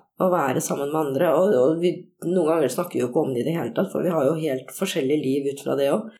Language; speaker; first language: Norwegian; early bilingual, other home language; Korean